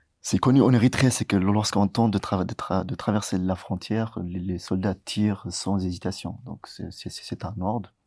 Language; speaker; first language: French; early bilingual, other home language; Tigrinya